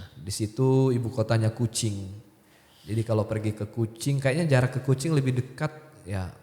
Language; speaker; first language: Indonesian; non-native, local second language; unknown